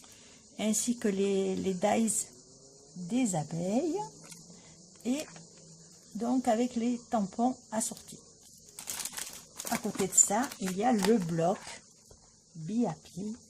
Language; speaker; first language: French; native; French